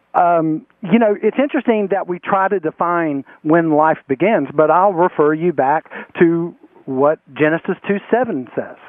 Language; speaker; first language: English; native; English